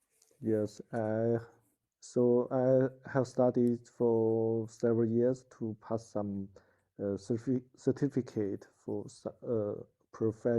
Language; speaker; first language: English; non-native, learner; Chinese